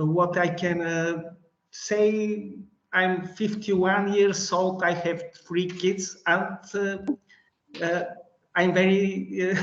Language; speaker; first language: English; non-native, learner; Bulgarian